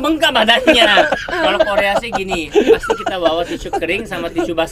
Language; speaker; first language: Indonesian; non-native, fluent; Korean